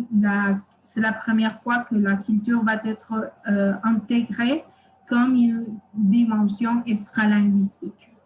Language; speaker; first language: French; non-native, fluent; Spanish